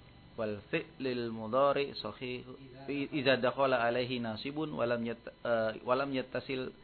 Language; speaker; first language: Arabic; non-native, learner; Indonesian